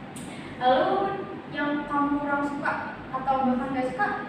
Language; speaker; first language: Indonesian; native; Indonesian